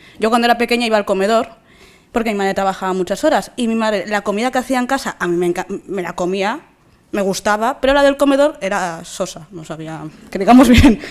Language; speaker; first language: Spanish; early bilingual, other home language; Wolof